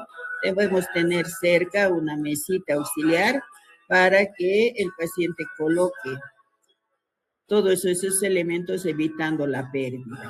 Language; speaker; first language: Spanish; native; Spanish